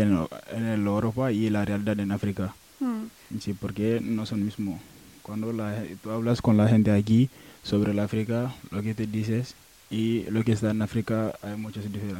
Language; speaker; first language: Spanish; non-native, learner; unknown